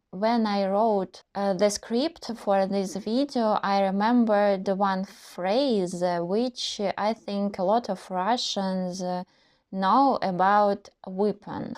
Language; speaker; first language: English; non-native, learner; Russian